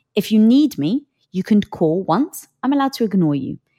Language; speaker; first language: English; native; English